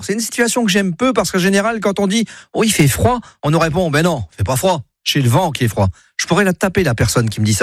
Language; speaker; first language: French; native; French